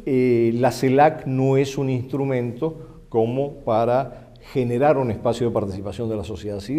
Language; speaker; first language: Spanish; native; Spanish